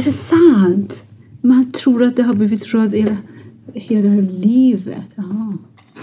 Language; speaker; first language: Swedish; non-native, fluent; Persian